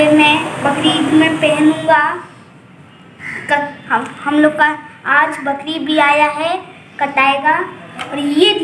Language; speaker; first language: Hindi; native; Hindi